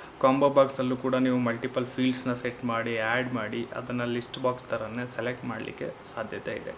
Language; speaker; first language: Kannada; native; Kannada